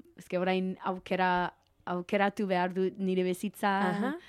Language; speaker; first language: Basque; non-native, learner; English